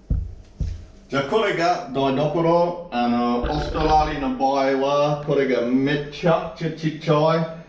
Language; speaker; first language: Japanese; non-native, learner; English